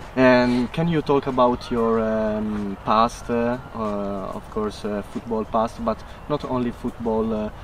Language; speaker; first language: English; non-native, learner; Italian